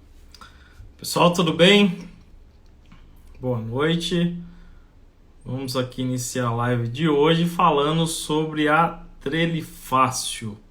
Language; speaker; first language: Portuguese; native; Portuguese